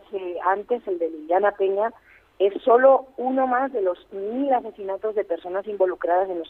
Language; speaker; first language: Spanish; native; Spanish